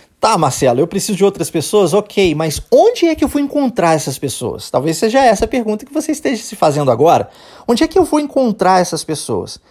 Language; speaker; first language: Portuguese; early bilingual, heritage; Portuguese